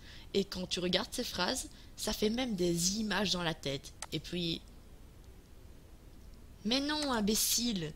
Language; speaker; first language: French; native; French